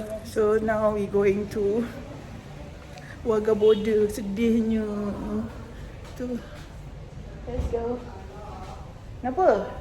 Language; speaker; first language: English; non-native, learner; Malay